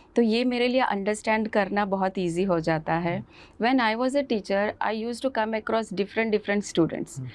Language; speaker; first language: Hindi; non-native, local second language; Kannada